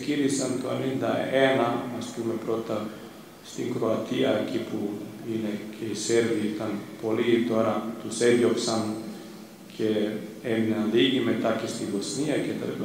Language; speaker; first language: Greek; non-native, fluent; Serbian